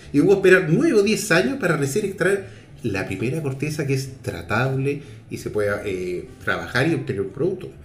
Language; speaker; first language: Spanish; native; Spanish